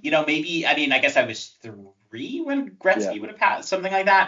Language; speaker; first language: English; native; English